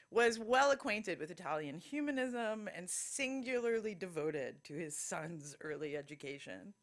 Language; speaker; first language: English; native; English